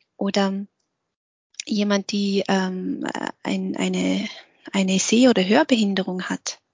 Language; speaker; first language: German; early bilingual, other home language; Vietnamese